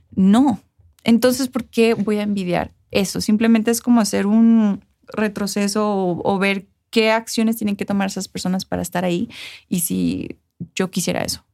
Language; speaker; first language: Spanish; early bilingual, heritage; Spanish